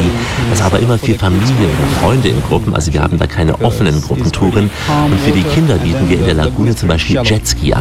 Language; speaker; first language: German; native; German